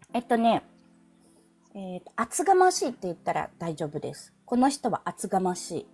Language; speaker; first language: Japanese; non-native, fluent; Filipino